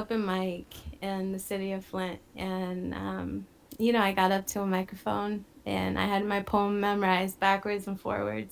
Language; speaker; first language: English; native; English